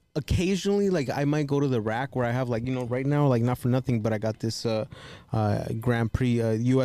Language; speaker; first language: English; early bilingual, other home language; Spanish